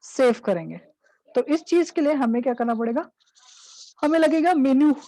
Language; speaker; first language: Hindi; non-native, local second language; Marathi